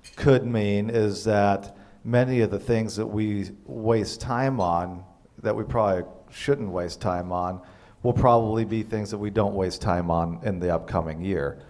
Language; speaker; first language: English; native; English